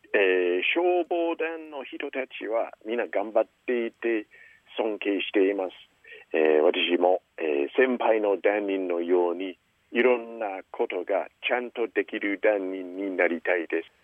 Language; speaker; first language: Japanese; non-native, fluent; English